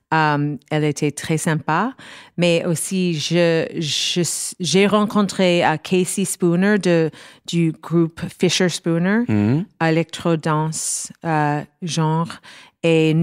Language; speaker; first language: French; non-native, fluent; English